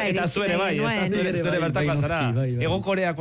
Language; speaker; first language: Basque; native; Basque